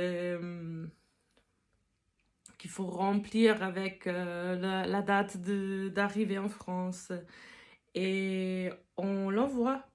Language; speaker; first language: French; non-native, fluent; English